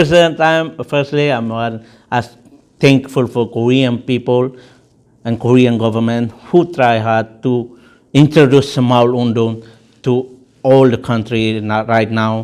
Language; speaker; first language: English; non-native, fluent; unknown